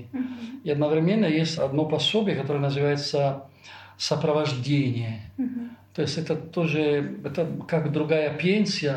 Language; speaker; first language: Russian; non-native, fluent; Italian